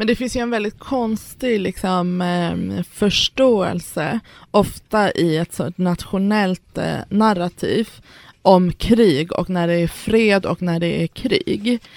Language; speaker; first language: Swedish; early bilingual, other home language; Persian